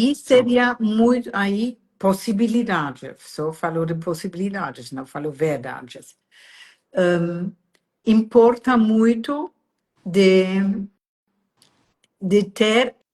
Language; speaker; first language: Portuguese; non-native, fluent; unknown